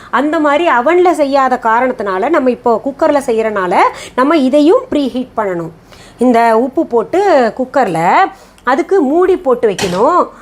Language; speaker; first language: Tamil; non-native, fluent; Hindi